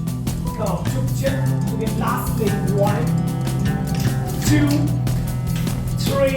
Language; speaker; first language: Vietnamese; non-native, learner; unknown